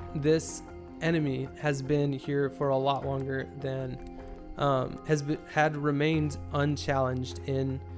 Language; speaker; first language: English; early bilingual, heritage; English